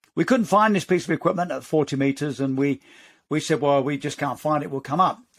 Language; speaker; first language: English; native; English